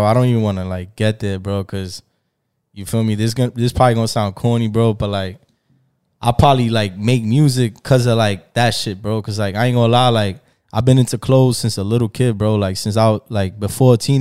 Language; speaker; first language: English; early bilingual, other home language; Spanish